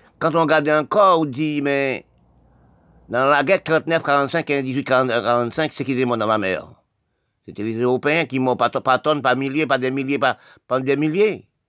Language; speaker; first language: French; non-native, local second language; Haitian Creole